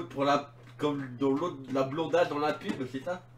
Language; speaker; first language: French; native; French